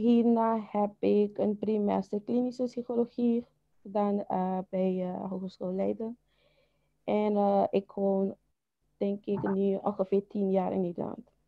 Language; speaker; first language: Dutch; non-native, local second language; Papiamento